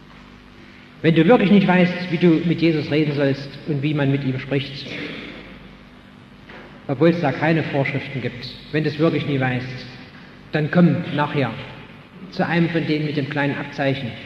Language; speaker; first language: German; native; German